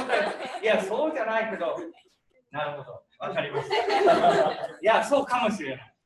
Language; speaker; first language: Japanese; native; Japanese